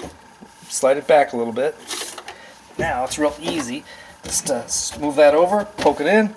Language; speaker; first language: English; native; English